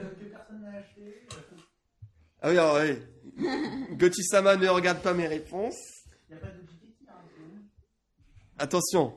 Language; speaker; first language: French; native; French